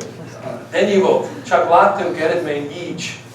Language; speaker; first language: Hungarian; early bilingual, heritage; English